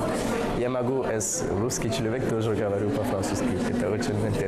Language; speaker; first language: Russian; non-native, learner; French